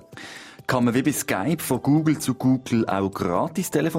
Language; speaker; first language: German; non-native, local second language; Swiss German